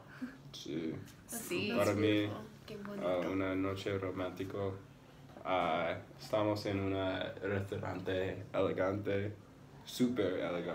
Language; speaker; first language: Spanish; non-native, learner; English